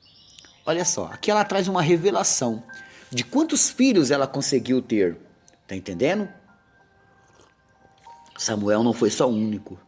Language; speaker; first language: Portuguese; native; Portuguese